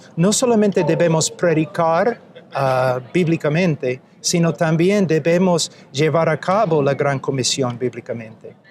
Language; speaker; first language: Spanish; non-native, fluent; English